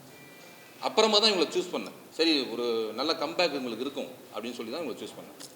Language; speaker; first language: Tamil; native; Tamil